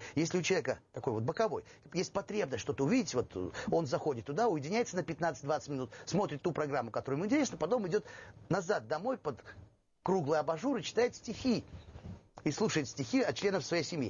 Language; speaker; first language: Russian; native; Russian